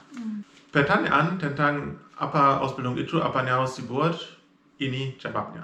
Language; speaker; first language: Indonesian; non-native, fluent; German